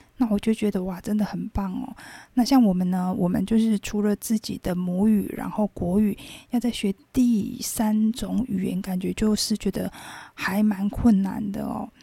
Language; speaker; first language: Chinese; non-native, local second language; Min Nan Chinese